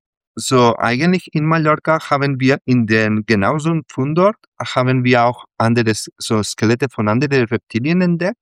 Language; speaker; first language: German; non-native, fluent; Catalan